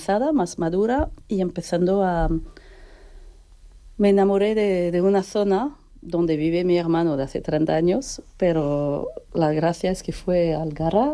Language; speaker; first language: Spanish; non-native, fluent; French